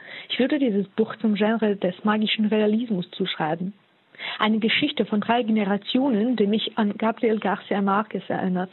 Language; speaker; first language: German; non-native, fluent; Russian